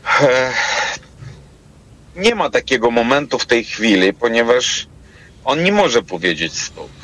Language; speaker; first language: Polish; non-native, fluent; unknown